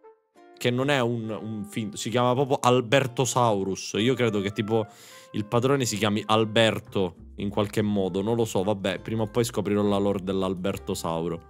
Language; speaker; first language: Italian; native; Italian